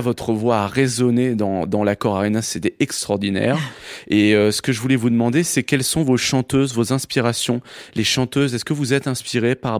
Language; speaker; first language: French; native; French